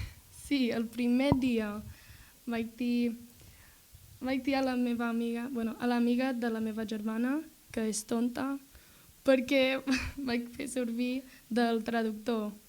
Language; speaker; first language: Catalan; non-native, learner; English